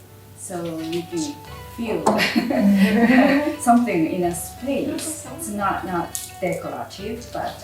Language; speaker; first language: English; non-native, learner; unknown